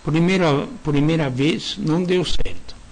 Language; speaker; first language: Portuguese; non-native, learner; Japanese